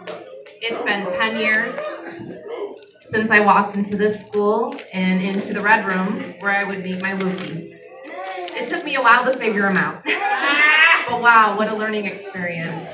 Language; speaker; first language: English; native; English